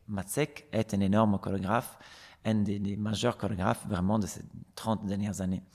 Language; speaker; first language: French; non-native, fluent; Italian